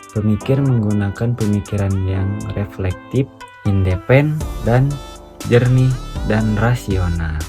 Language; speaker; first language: Indonesian; non-native, local second language; Sundanese